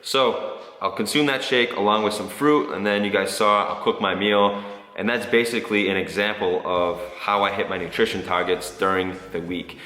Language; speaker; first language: English; native; English